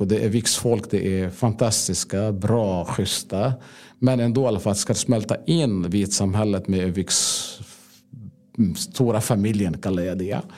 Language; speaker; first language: Swedish; non-native, fluent; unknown